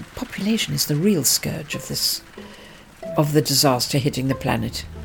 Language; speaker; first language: English; native; English